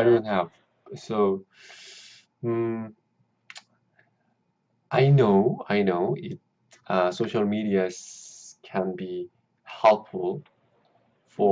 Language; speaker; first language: English; non-native, learner; Korean